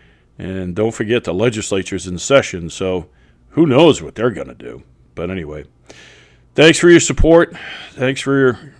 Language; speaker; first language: English; native; English